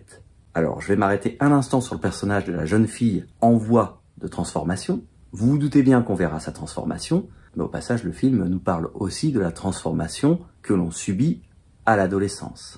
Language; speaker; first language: French; native; French